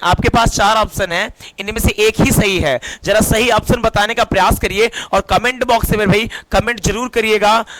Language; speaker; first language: Hindi; native; Hindi